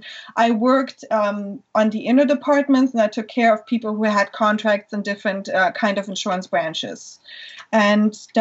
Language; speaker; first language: English; non-native, fluent; German